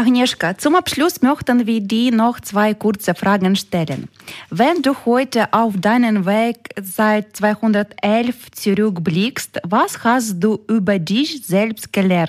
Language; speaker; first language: German; non-native, fluent; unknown